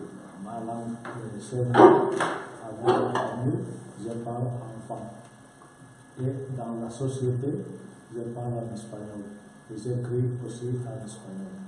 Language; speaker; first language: French; non-native, learner; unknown